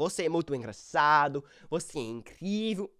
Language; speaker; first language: Portuguese; non-native, learner; English